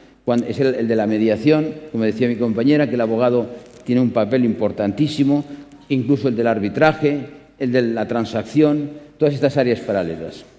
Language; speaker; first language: Spanish; native; Spanish